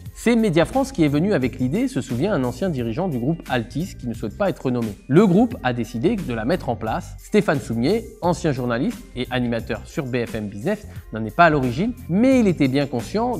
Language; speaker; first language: French; native; French